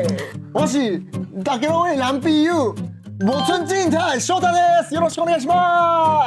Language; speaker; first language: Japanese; native; Japanese